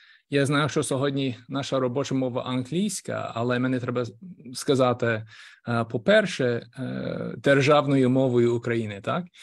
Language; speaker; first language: Ukrainian; non-native, fluent; English